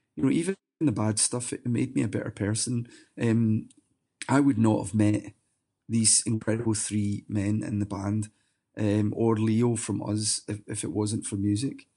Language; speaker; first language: English; native; English